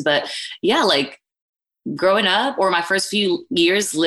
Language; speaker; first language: English; non-native, local second language; Filipino